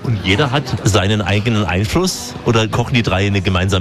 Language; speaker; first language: German; native; German